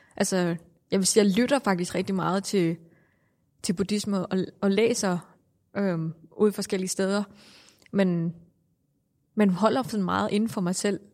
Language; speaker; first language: Danish; non-native, fluent; Thai